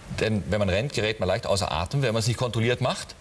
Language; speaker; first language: German; native; German